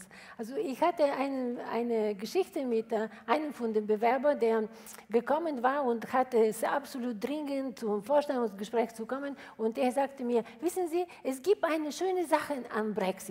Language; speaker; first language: German; non-native, fluent; Bulgarian